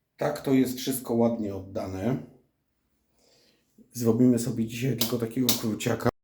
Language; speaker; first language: Polish; native; Polish